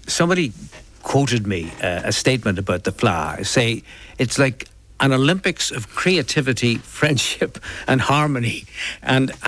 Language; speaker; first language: English; native; English